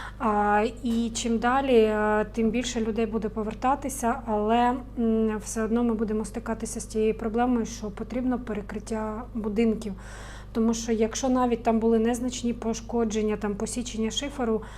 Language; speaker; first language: Ukrainian; native; Ukrainian